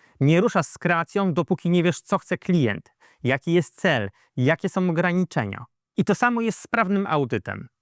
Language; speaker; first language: Polish; native; Polish